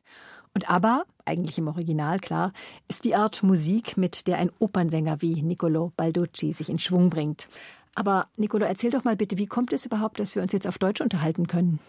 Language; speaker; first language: German; native; German